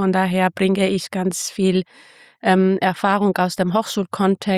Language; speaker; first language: German; non-native, fluent; Armenian